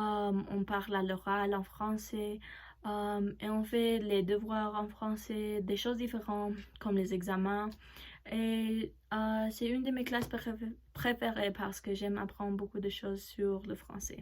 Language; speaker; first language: French; non-native, learner; Spanish